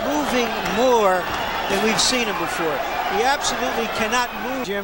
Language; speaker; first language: English; native; English